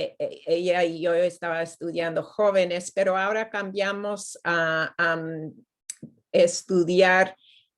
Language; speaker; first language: Spanish; non-native, fluent; English